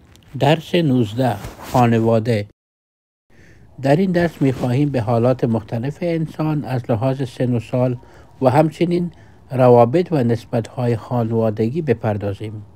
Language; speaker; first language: Persian; non-native, fluent; Urdu